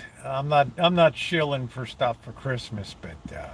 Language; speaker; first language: English; native; English